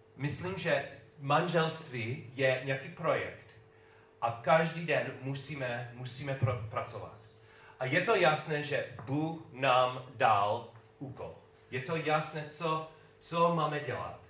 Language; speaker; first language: Czech; non-native, learner; English